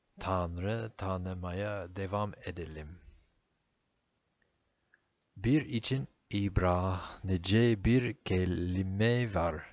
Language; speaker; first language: Turkish; non-native, fluent; English